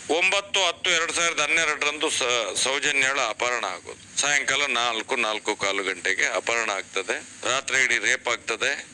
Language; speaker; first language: Kannada; non-native, local second language; Tulu